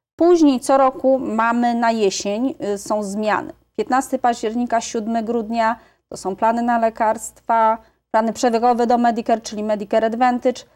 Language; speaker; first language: Polish; native; Polish